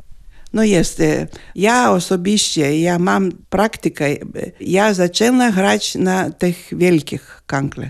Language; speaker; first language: Polish; non-native, learner; Lithuanian